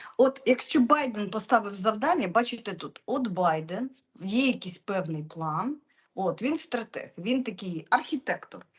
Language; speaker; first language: Ukrainian; non-native, local second language; Russian